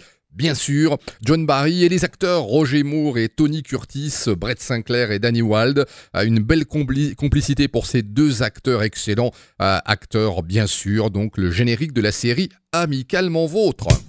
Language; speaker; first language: French; native; French